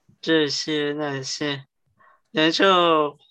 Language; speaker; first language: Chinese; early bilingual, heritage; Chinese